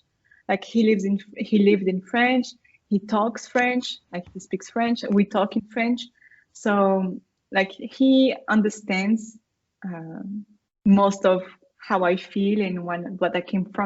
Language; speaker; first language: English; non-native, fluent; French